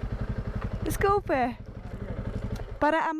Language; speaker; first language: Spanish; non-native, learner; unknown